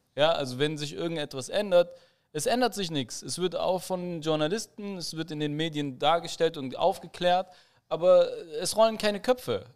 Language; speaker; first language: German; native; German